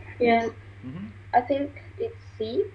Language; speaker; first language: English; non-native, learner; Russian